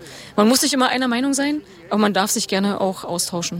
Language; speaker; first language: German; native; German